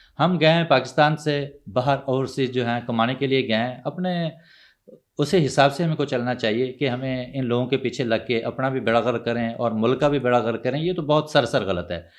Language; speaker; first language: Urdu; non-native, local second language; Punjabi